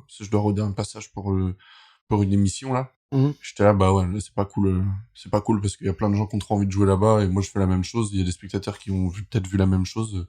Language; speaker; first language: French; native; French